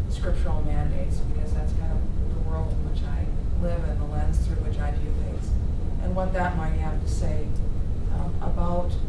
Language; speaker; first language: English; native; English